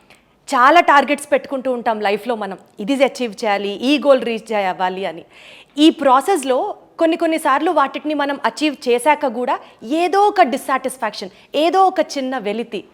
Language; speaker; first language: Telugu; native; Telugu